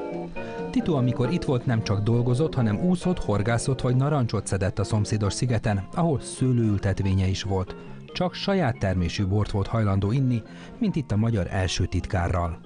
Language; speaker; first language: Hungarian; native; Hungarian